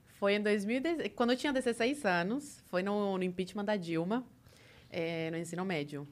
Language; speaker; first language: Portuguese; early bilingual, other home language; Spanish